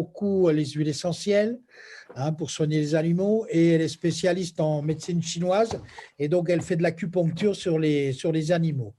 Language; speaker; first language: French; native; French